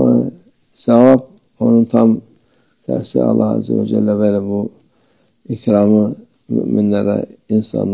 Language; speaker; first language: Turkish; native; Turkish